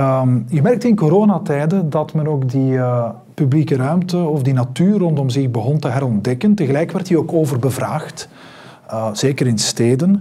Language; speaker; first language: Dutch; native; Dutch